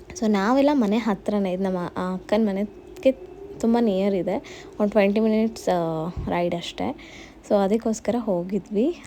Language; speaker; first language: Kannada; non-native, local second language; Marathi